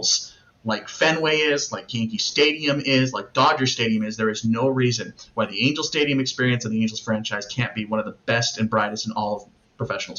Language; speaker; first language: English; native; English